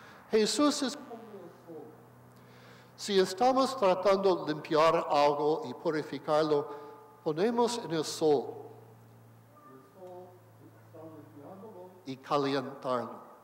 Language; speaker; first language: Spanish; non-native, fluent; English